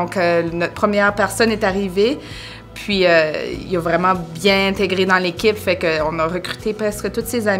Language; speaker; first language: French; native; French